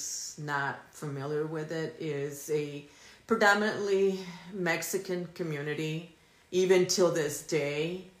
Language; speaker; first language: English; early bilingual, other home language; Spanish